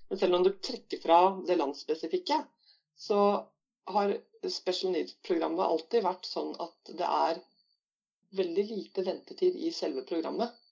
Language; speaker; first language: Norwegian; native; Norwegian